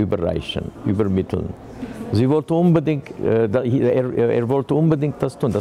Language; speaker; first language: German; non-native, fluent; Armenian